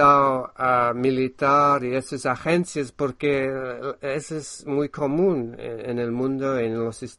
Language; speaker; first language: Spanish; non-native, fluent; English